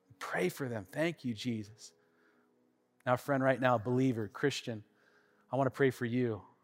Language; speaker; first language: English; native; English